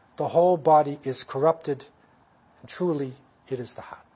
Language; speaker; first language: English; native; English